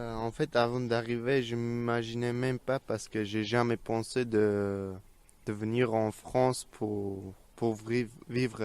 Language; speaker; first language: French; non-native, fluent; Armenian